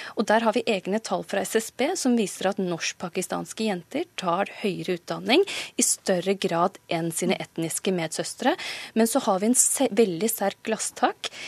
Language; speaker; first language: Norwegian; native; Norwegian